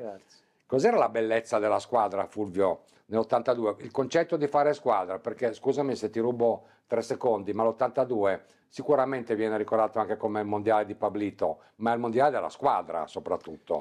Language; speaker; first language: Italian; native; Italian